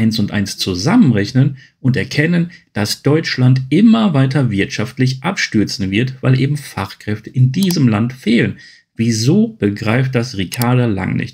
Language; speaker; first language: German; native; German